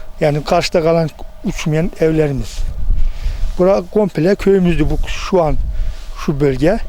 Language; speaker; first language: Turkish; native; Turkish